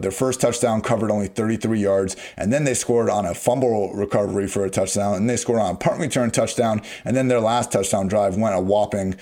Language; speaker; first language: English; native; English